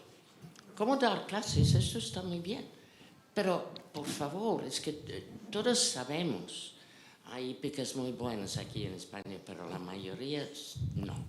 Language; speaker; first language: Spanish; non-native, fluent; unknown